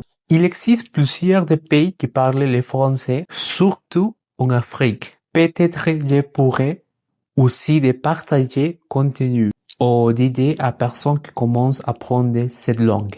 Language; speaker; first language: French; non-native, learner; Spanish